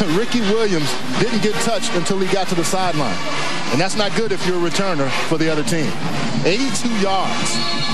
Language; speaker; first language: English; native; English